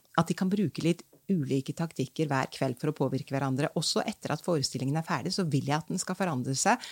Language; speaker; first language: Norwegian; native; Norwegian